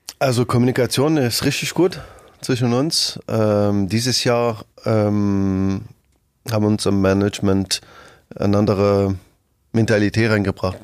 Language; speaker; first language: German; non-native, fluent; French